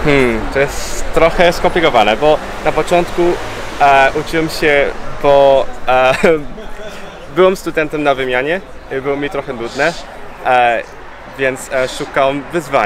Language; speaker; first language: Polish; non-native, fluent; Cantonese